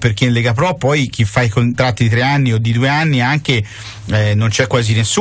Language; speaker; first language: Italian; native; Italian